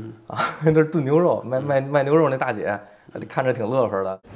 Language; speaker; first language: Chinese; native; Chinese